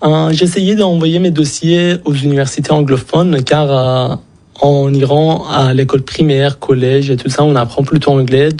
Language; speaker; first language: French; non-native, fluent; Persian